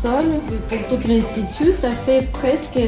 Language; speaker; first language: French; non-native, learner; Russian